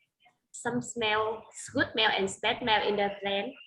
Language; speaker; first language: English; non-native, learner; Vietnamese